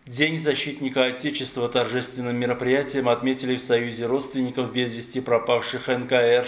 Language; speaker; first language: Russian; non-native, local second language; Armenian